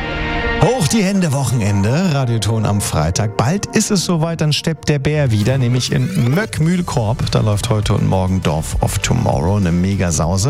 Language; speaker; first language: German; native; German